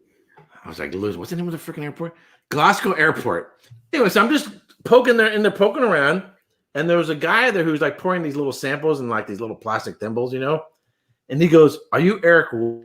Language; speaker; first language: English; native; English